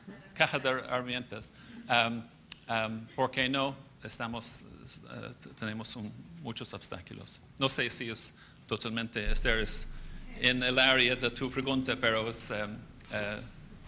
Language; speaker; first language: Spanish; non-native, fluent; English